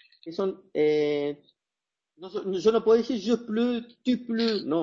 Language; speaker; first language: Spanish; non-native, fluent; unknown